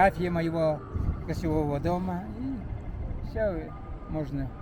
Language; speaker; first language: Russian; non-native, fluent; Mongolian